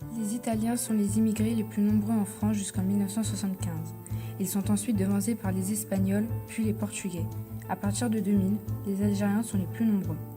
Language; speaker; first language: French; native; French